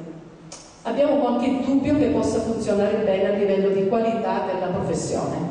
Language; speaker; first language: Italian; native; Italian